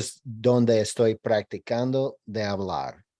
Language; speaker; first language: Spanish; non-native, learner; English